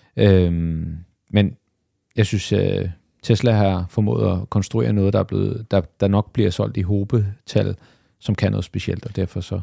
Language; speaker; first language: Danish; early bilingual, other home language; Arabic